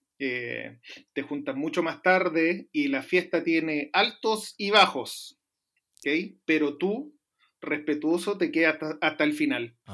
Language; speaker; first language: Spanish; native; Spanish